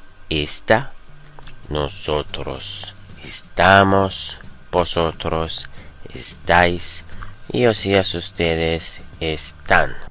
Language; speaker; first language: Spanish; non-native, fluent; Arabic